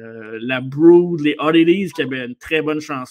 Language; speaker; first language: French; native; French